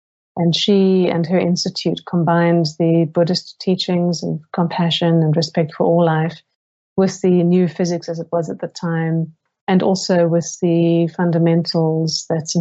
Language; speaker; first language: English; native; English